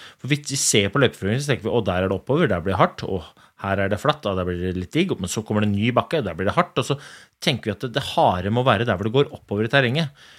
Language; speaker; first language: Norwegian; native; Norwegian